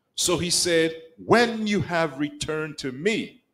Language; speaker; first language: English; non-native, local second language; Kinyarwanda